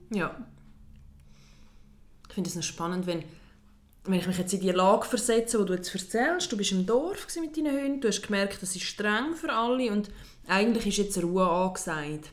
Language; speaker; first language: German; native; German